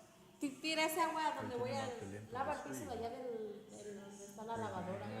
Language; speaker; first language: Spanish; native; Spanish